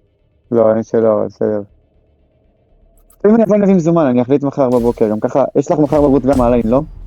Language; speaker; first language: Hebrew; native; Hebrew